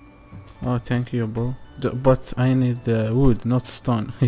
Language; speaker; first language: English; non-native, learner; Arabic